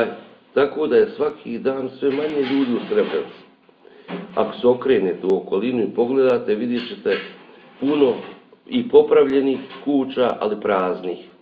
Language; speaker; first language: Bosnian; native; Bosnian